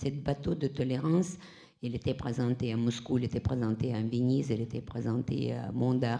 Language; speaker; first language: French; non-native, fluent; Russian